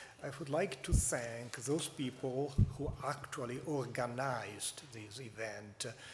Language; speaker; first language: English; non-native, fluent; Italian